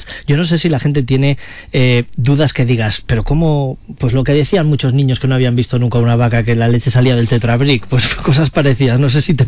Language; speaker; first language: Spanish; native; Spanish